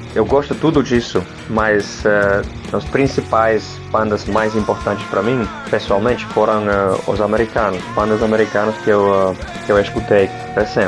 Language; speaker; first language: Portuguese; non-native, learner; Finnish